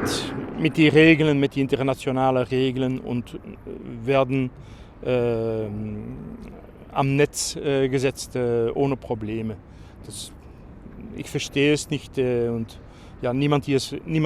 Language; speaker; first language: German; non-native, fluent; French